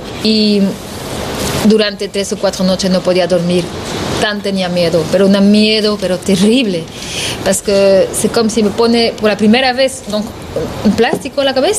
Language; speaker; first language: Spanish; non-native, learner; French